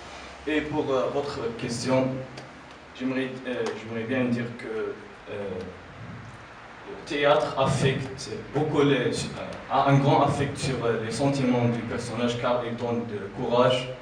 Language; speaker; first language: French; non-native, learner; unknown